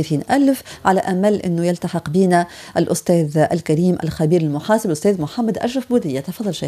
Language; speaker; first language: Arabic; native; Arabic